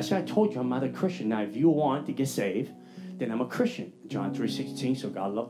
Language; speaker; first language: English; native; English